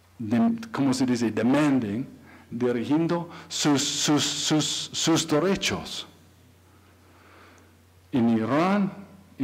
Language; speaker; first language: Spanish; non-native, learner; English